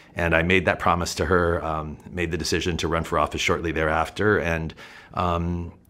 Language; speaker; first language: English; native; English